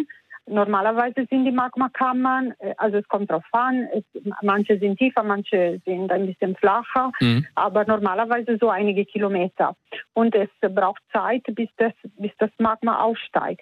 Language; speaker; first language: German; non-native, fluent; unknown